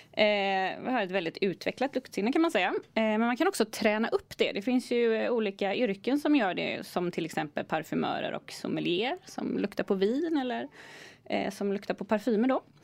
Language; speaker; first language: Swedish; native; Swedish